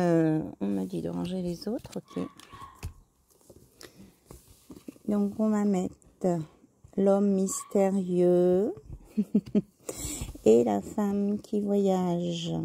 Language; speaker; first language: French; native; French